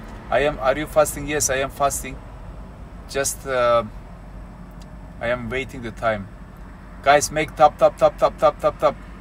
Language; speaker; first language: English; non-native, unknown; Turkish